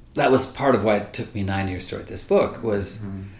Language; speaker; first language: English; early bilingual, other home language; Swiss German